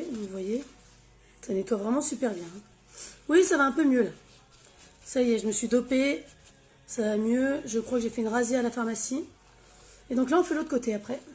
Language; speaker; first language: French; native; French